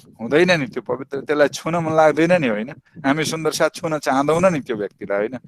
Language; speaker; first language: Nepali; native; Nepali